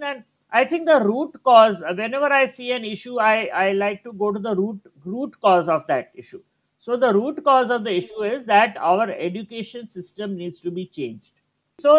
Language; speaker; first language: English; non-native, local second language; Gujarati